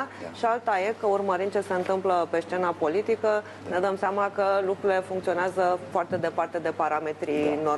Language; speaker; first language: Romanian; non-native, fluent; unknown